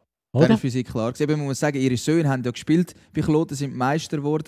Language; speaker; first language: German; native; German